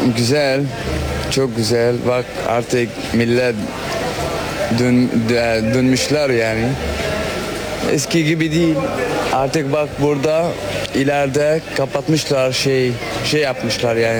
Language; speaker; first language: Turkish; non-native, learner; Arabic